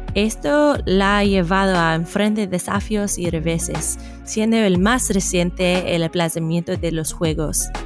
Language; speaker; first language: Spanish; non-native, fluent; English